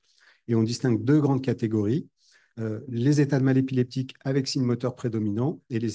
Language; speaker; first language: French; native; French